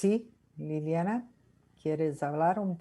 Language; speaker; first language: Spanish; non-native, fluent; Portuguese